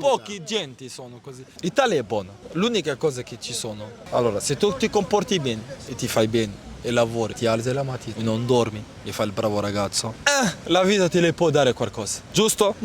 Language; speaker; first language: Italian; non-native, learner; Arabic